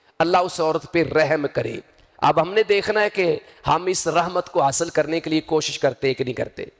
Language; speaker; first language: Urdu; non-native, local second language; Punjabi